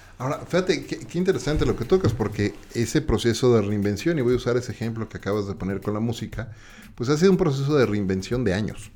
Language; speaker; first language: Spanish; native; Spanish